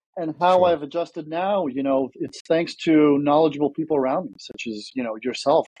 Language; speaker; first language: English; early bilingual, other home language; Russian